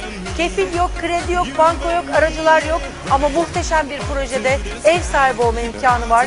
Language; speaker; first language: Turkish; native; Turkish